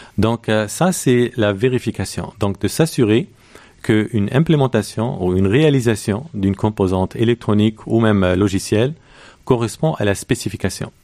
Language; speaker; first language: French; non-native, local second language; Arabic